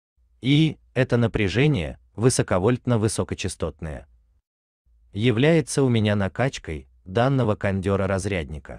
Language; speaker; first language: Russian; native; Russian